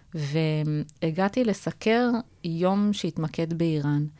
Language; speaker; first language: Hebrew; native; Hebrew